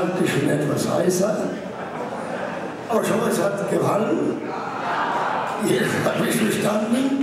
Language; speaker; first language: German; non-native, local second language; Romany